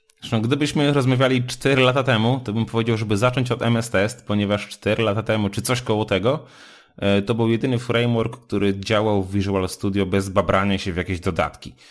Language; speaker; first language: Polish; native; Polish